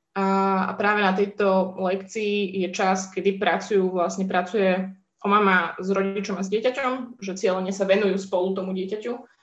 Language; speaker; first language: Slovak; native; Slovak